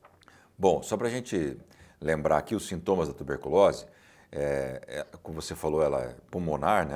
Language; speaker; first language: Portuguese; native; Portuguese